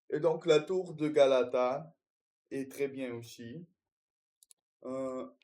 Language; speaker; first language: French; non-native, learner; Russian